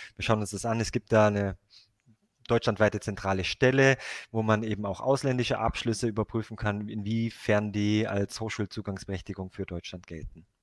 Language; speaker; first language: German; native; German